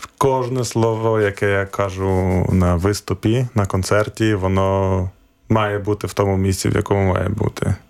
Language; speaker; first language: Ukrainian; native; Ukrainian